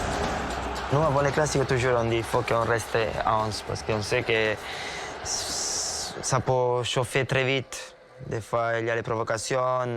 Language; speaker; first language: French; non-native, fluent; Portuguese